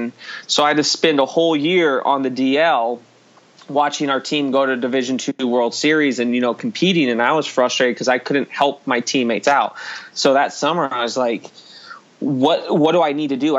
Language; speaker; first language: English; native; English